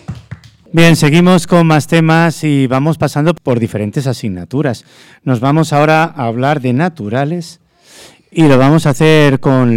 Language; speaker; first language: Spanish; native; Spanish